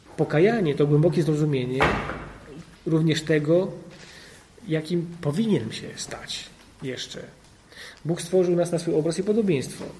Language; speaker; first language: Polish; native; Polish